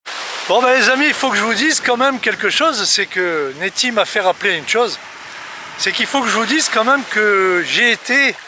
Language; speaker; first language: French; native; French